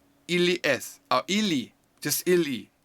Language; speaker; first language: French; non-native, learner; English